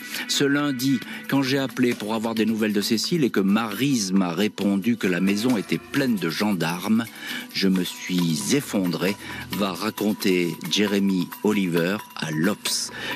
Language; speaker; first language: French; native; French